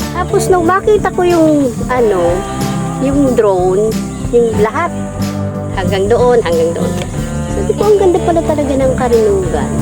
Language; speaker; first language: Filipino; non-native, local second language; Bikol